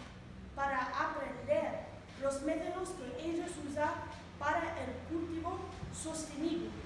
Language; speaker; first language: Spanish; non-native, learner; English